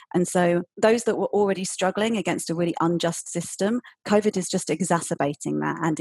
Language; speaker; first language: English; native; English